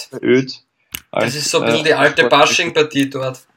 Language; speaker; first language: German; native; German